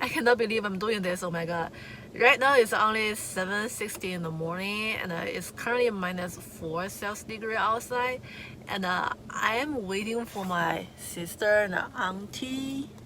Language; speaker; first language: English; non-native, fluent; Chinese